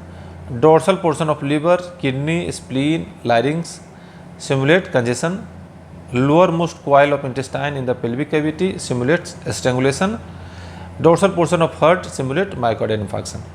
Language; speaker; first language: English; non-native, local second language; Hindi